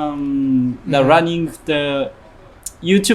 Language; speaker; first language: English; non-native, learner; Japanese